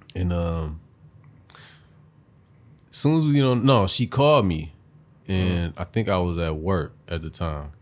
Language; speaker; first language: English; native; English